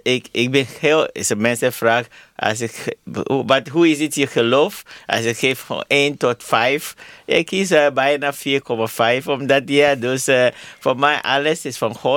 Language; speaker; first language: Dutch; non-native, learner; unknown